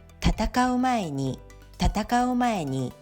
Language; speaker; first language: Japanese; non-native, fluent; Korean